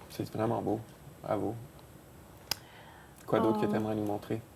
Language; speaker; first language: French; native; French